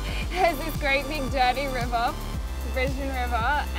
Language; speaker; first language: English; native; English